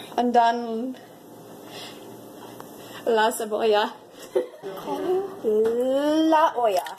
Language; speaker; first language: Spanish; non-native, learner; English